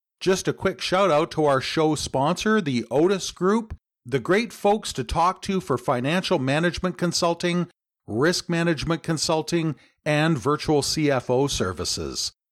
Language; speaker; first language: English; native; English